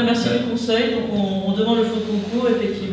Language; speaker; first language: French; native; French